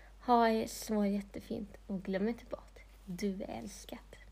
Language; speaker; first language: Swedish; non-native, local second language; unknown